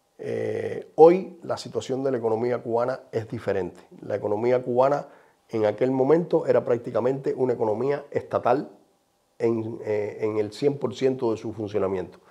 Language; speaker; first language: Spanish; native; Spanish